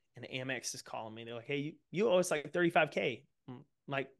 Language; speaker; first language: English; native; English